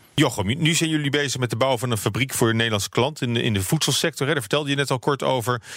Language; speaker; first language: Dutch; native; Dutch